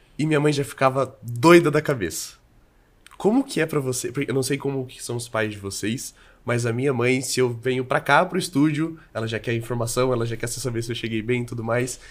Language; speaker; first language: Portuguese; native; Portuguese